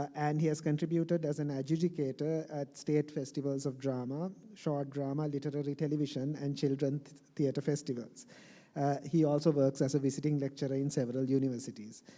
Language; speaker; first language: English; non-native, local second language; Sinhala